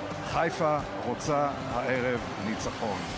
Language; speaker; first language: Hebrew; native; Hebrew